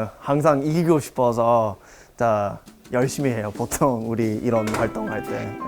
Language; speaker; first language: Korean; non-native, learner; English